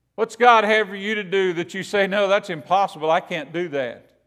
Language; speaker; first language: English; native; English